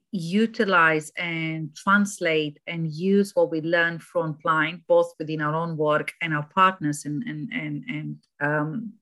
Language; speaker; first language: English; non-native, fluent; Romanian